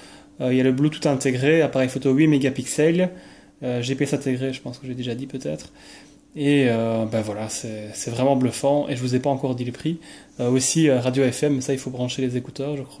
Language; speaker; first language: French; native; French